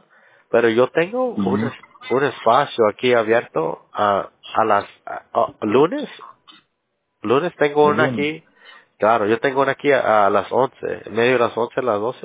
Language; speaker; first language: Spanish; early bilingual, heritage; English